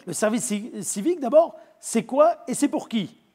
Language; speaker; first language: French; native; French